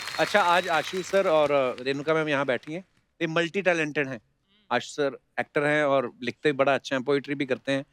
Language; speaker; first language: Hindi; non-native, local second language; Punjabi